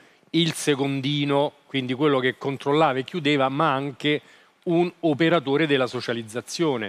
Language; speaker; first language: Italian; native; Italian